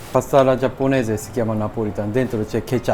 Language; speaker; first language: Italian; non-native, learner; Japanese